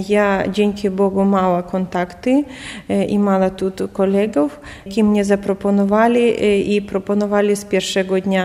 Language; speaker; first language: Polish; non-native, learner; Ukrainian